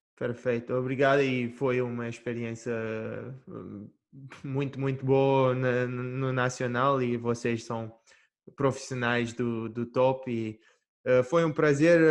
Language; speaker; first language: Portuguese; early bilingual, heritage; Portuguese